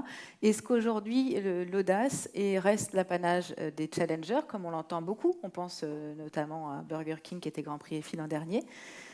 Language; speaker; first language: French; native; French